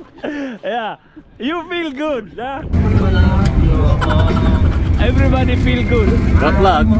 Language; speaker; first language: English; non-native, learner; Filipino